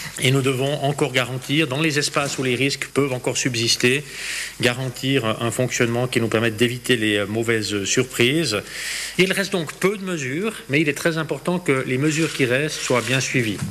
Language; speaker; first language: French; native; French